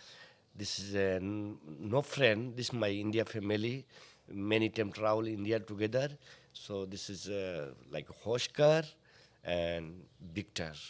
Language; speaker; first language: English; non-native, learner; Hindi